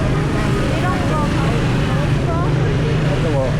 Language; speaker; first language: Korean; non-native, fluent; Vietnamese